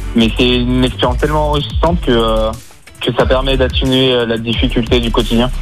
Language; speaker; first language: French; native; French